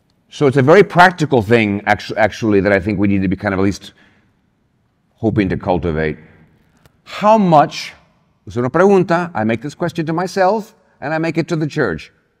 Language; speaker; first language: English; early bilingual, other home language; Spanish